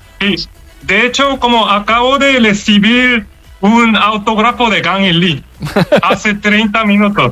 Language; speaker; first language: Spanish; non-native, learner; Korean